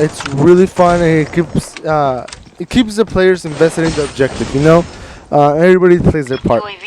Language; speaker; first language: English; native; English